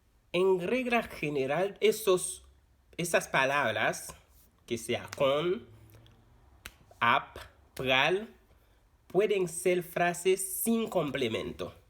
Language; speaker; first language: Spanish; non-native, fluent; Haitian Creole